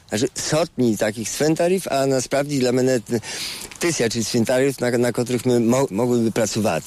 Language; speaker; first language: Ukrainian; non-native, fluent; Polish